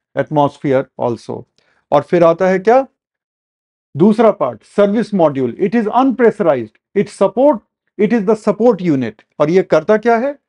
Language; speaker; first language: Hindi; native; Hindi